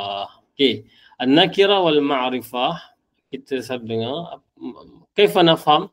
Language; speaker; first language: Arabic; non-native, fluent; Malay